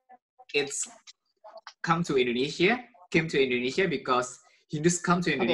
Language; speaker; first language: English; non-native, learner; Indonesian